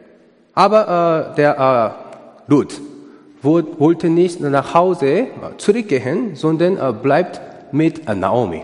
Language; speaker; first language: German; non-native, learner; Korean